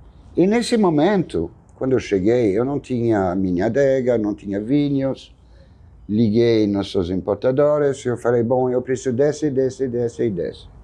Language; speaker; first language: Portuguese; non-native, fluent; French